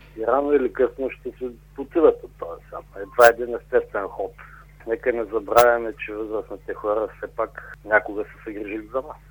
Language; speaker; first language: Bulgarian; native; Bulgarian